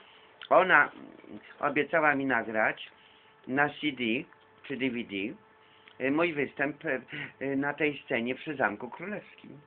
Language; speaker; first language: Polish; native; Polish